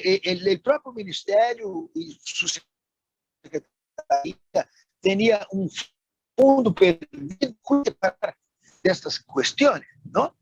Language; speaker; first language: Spanish; non-native, fluent; Portuguese